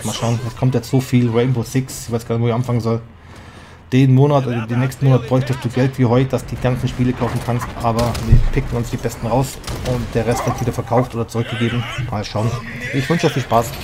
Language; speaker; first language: German; native; German